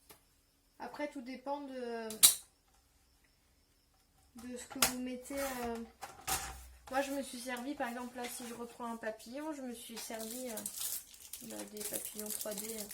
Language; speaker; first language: French; native; French